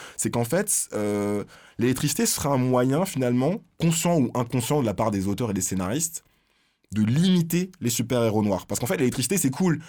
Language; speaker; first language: French; native; French